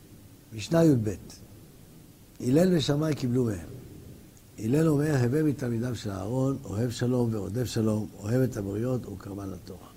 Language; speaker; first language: Hebrew; native; Hebrew